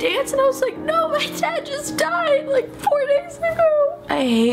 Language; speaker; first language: English; native; English